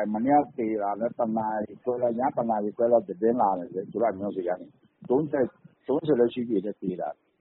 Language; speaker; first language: Burmese; non-native, local second language; Rohingya